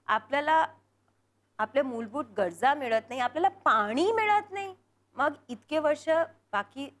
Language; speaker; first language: Marathi; non-native, local second language; Punjabi